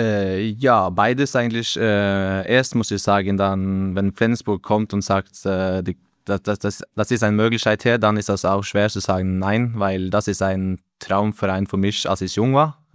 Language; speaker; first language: German; non-native, learner; Norwegian